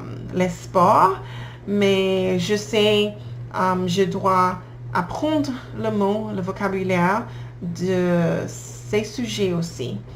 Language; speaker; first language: French; non-native, learner; English